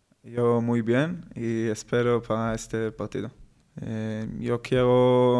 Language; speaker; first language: Spanish; non-native, learner; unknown